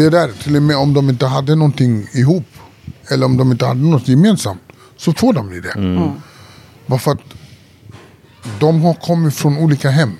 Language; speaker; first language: Swedish; early bilingual, other home language; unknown